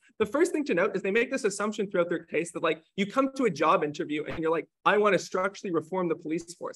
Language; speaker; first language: English; native; English